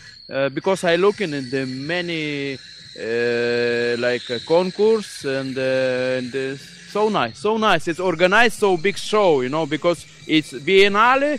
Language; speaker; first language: English; non-native, learner; Ukrainian